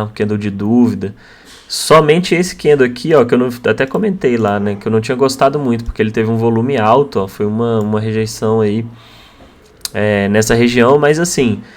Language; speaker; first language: Portuguese; native; Portuguese